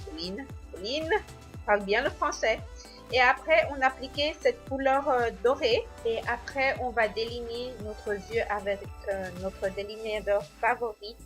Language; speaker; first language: French; non-native, learner; Spanish